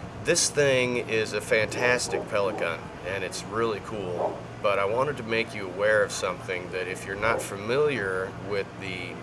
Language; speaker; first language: English; native; English